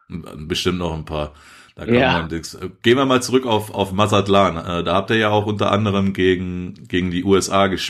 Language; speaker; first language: German; native; German